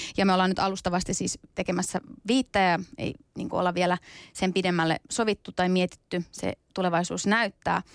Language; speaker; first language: Finnish; early bilingual, other home language; Kurdish